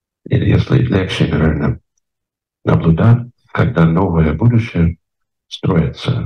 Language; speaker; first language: Russian; non-native, fluent; English